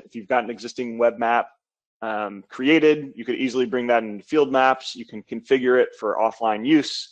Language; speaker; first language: English; native; English